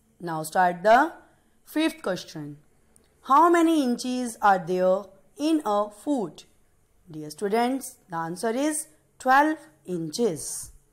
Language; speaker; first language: English; non-native, local second language; Punjabi